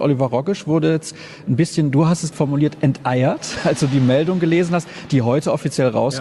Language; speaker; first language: German; native; German